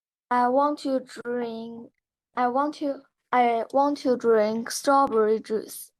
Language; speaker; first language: English; non-native, learner; Chinese